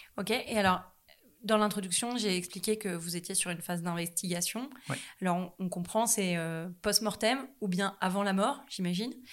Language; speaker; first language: French; native; French